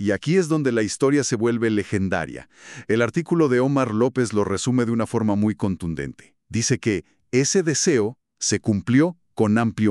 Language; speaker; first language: Spanish; native; Spanish